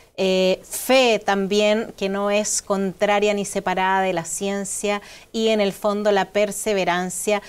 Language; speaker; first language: Spanish; native; Spanish